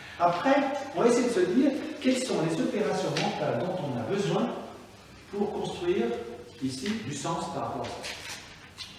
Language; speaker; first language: French; native; French